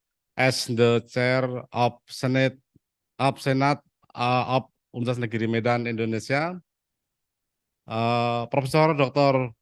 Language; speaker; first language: English; non-native, learner; Indonesian